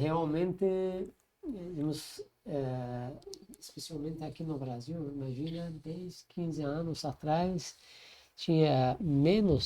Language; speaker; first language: Portuguese; non-native, learner; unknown